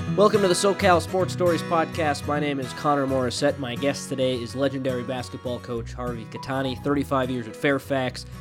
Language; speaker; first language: English; native; English